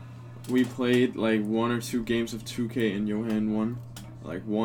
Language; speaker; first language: English; non-native, fluent; Danish